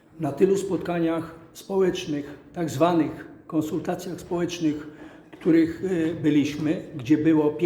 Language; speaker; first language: Polish; native; Polish